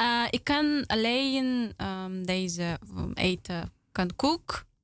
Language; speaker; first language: Dutch; non-native, learner; Turkmen